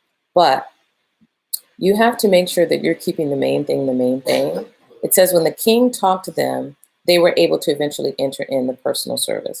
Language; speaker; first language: English; native; English